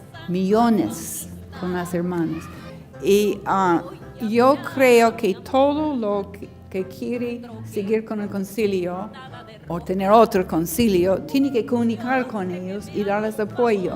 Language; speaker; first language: Spanish; non-native, learner; English